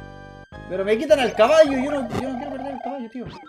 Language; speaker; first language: Spanish; native; Spanish